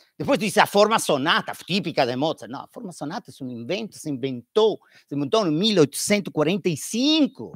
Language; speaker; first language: Portuguese; non-native, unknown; Italian